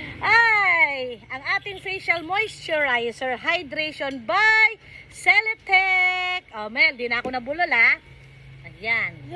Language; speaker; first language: Filipino; native; Filipino